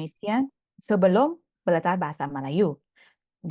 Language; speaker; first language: Indonesian; non-native, fluent; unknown